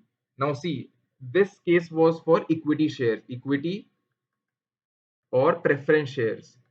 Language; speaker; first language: English; non-native, local second language; Hindi